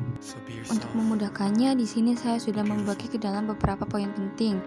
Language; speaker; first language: Indonesian; native; Indonesian